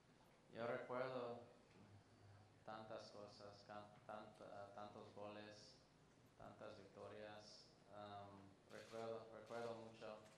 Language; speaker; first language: Spanish; non-native, fluent; English